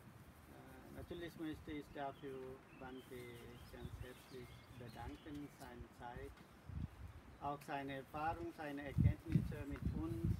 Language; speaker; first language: German; non-native, learner; Sinhala